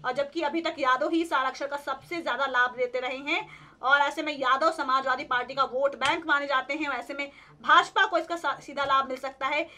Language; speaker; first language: Hindi; native; Hindi